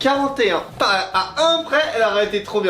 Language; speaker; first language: French; native; French